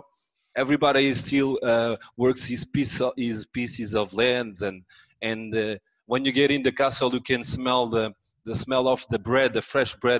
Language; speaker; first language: English; non-native, fluent; French